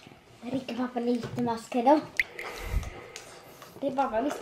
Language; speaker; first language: Japanese; early bilingual, heritage; Japanese